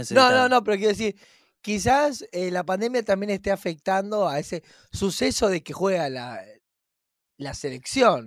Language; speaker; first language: Spanish; native; Spanish